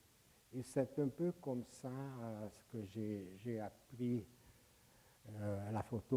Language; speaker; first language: French; non-native, fluent; Hungarian